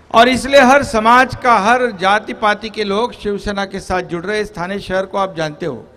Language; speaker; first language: Hindi; non-native, local second language; Marathi